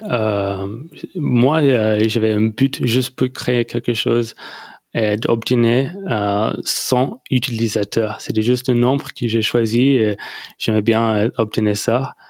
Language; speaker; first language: French; non-native, learner; English